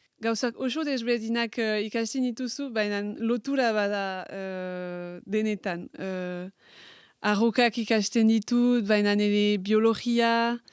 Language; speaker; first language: Basque; non-native, local second language; French